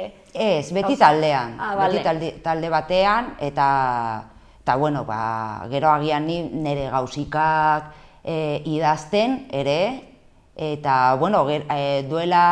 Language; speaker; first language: Basque; non-native, local second language; Spanish